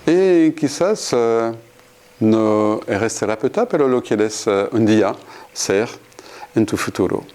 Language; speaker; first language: Spanish; non-native, fluent; French